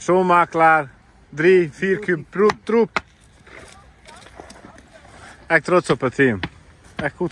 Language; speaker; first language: Dutch; non-native, learner; Polish